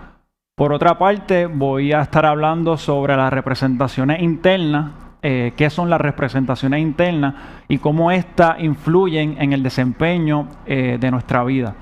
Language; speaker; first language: Spanish; native; Spanish